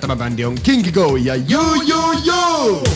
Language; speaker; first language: Finnish; native; Finnish